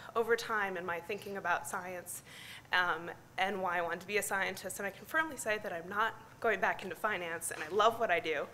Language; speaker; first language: English; native; English